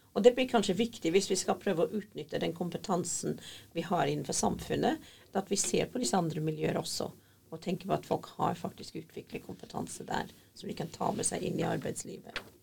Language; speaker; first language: Norwegian; non-native, fluent; English